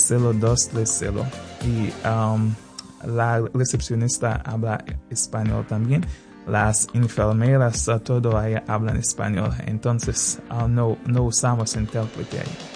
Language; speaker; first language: Spanish; non-native, fluent; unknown